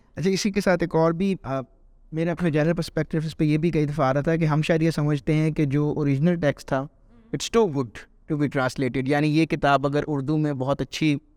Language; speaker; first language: Urdu; native; Urdu